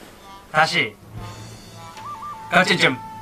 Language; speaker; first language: Chinese; non-native, learner; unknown